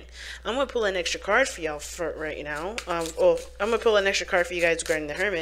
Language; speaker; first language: English; native; English